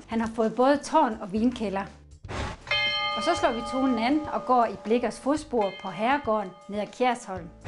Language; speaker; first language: Danish; native; Danish